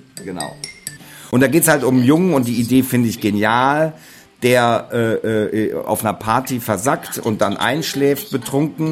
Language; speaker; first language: German; native; German